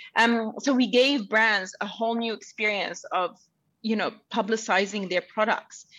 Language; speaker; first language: English; early bilingual, other home language; Arabic